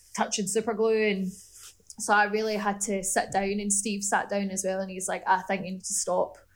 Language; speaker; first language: English; native; English